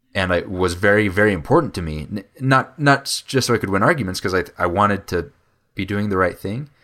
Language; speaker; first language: English; native; English